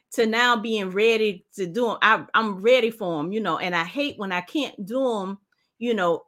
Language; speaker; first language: English; native; English